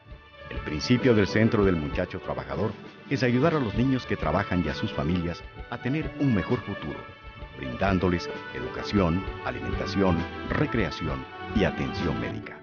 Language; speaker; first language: Spanish; native; Spanish